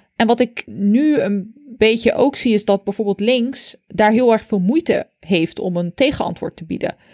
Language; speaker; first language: Dutch; early bilingual, other home language; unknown